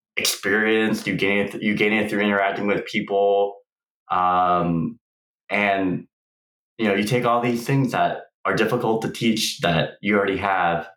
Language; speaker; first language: English; native; English